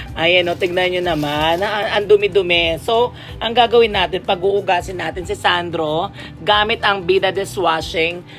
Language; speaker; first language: Filipino; native; Filipino